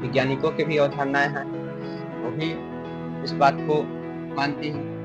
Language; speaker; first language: Hindi; native; Hindi